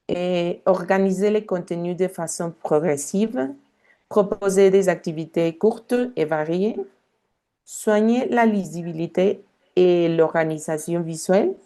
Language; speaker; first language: French; non-native, fluent; Spanish